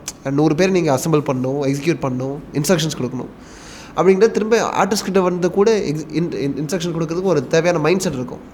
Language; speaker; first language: Tamil; native; Tamil